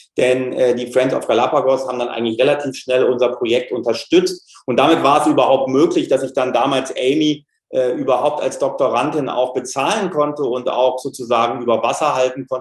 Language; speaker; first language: German; native; German